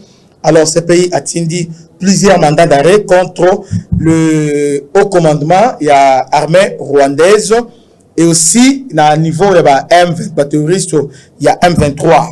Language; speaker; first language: French; non-native, local second language; Lingala